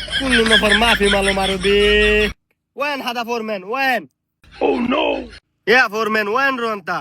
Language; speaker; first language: Arabic; non-native, learner; Bangla